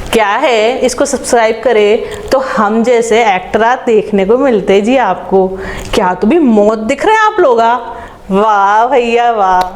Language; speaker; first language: Hindi; native; Hindi